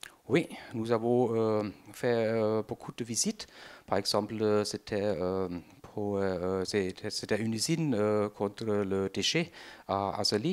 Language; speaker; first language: French; non-native, fluent; German